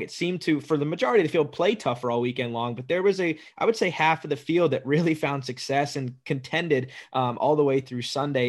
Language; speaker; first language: English; native; English